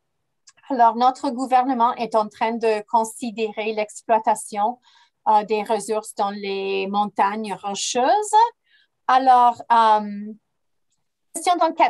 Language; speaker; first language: French; non-native, fluent; English